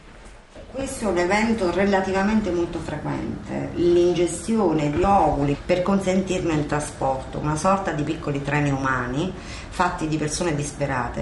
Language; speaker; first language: Italian; native; Italian